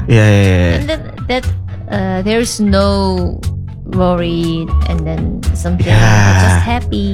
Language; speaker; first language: English; non-native, learner; Korean